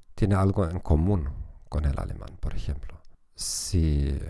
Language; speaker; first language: Spanish; non-native, fluent; German